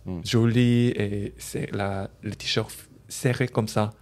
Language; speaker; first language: French; non-native, learner; Korean